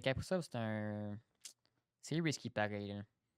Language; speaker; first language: French; native; French